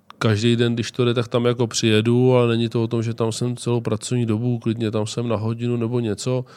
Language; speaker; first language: Czech; native; Czech